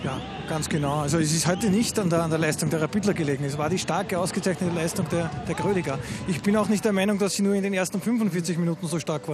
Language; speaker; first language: German; native; German